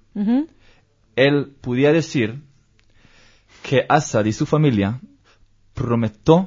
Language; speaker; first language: Spanish; non-native, learner; Hebrew